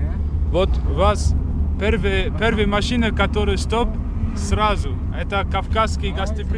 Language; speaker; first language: Russian; non-native, learner; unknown